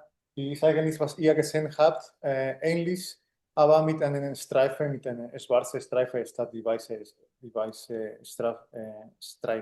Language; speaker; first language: German; non-native, fluent; Spanish